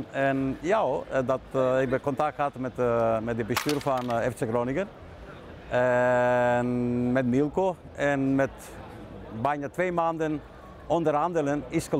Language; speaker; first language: Dutch; non-native, fluent; Serbian